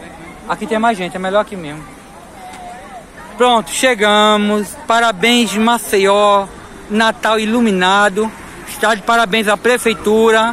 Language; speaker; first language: Portuguese; native; Portuguese